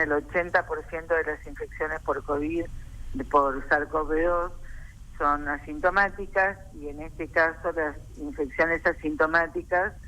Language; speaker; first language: Spanish; native; Spanish